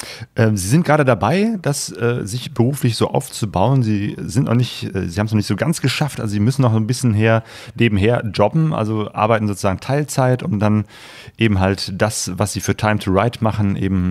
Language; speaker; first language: German; native; German